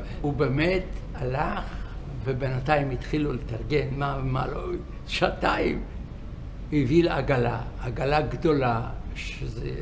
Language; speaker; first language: Hebrew; non-native, fluent; Yiddish